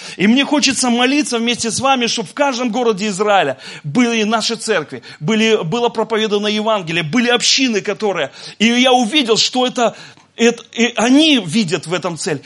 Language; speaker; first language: Russian; native; Russian